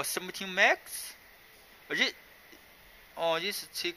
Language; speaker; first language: English; non-native, learner; Chinese